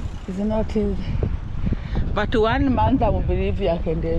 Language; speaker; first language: English; non-native, learner; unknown